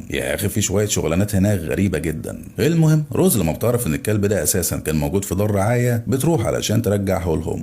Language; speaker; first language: Arabic; native; Arabic